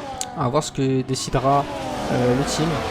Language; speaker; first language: French; native; French